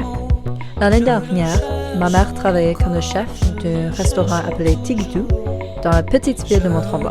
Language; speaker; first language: French; non-native, learner; English